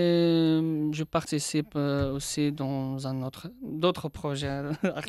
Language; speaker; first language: French; non-native, local second language; Arabic